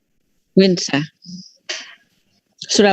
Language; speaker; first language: English; non-native, fluent; Indonesian